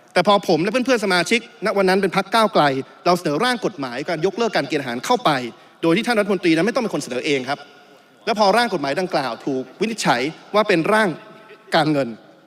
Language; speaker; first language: Thai; native; Thai